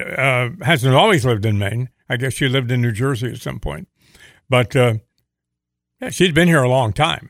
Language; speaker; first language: English; native; English